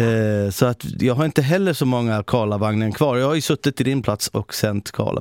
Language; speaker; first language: Swedish; native; Swedish